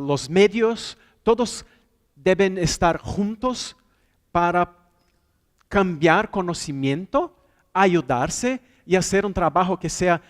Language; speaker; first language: Spanish; non-native, fluent; Portuguese